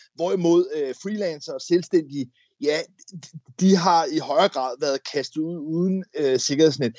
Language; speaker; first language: Danish; native; Danish